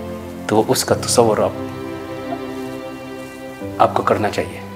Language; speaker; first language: Hindi; early bilingual, heritage; English